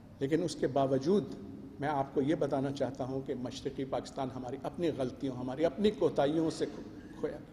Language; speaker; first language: Urdu; native; Urdu